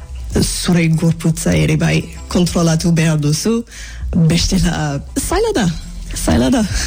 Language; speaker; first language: Basque; non-native, fluent; English